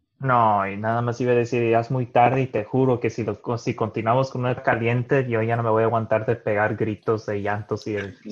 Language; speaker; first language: Spanish; early bilingual, heritage; Spanish